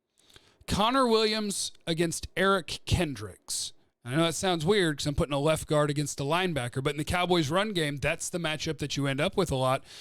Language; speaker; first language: English; native; English